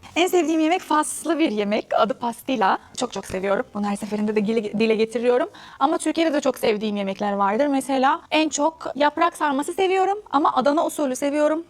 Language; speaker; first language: Turkish; non-native, fluent; Arabic